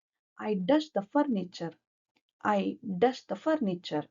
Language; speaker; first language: English; non-native, local second language; Kannada